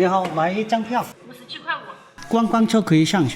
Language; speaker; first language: Chinese; non-native, fluent; Korean